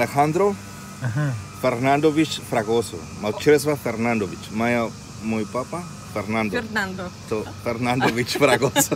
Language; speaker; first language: Russian; non-native, learner; Spanish